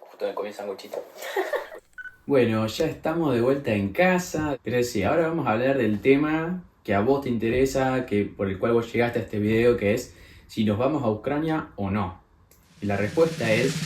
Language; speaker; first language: Spanish; native; Spanish